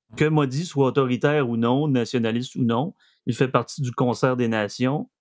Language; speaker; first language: French; native; French